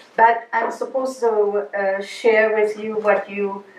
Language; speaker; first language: English; early bilingual, other home language; German